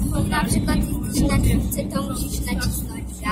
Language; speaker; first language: Polish; native; Polish